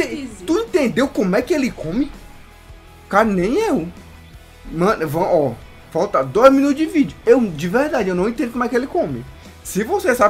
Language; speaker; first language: Portuguese; native; Portuguese